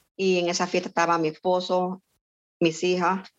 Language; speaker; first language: Spanish; native; Spanish